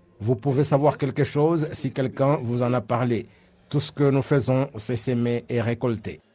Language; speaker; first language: French; non-native, local second language; Kinyarwanda